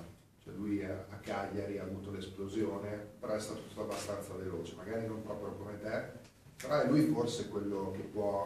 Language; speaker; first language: Italian; native; Italian